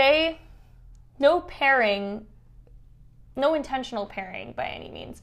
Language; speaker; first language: English; native; English